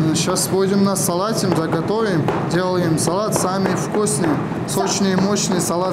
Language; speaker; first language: Russian; non-native, learner; Uzbek